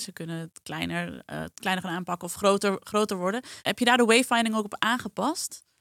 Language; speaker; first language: Dutch; native; Dutch